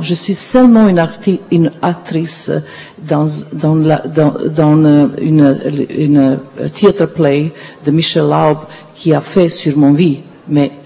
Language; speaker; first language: French; non-native, learner; Serbian